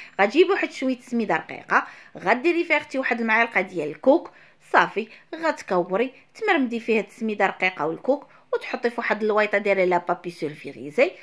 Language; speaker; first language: Arabic; native; Arabic